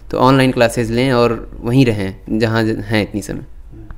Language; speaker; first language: Hindi; native; Hindi